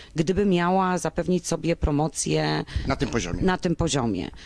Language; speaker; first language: Polish; native; Polish